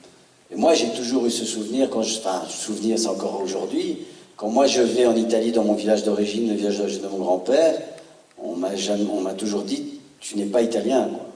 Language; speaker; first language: French; early bilingual, other home language; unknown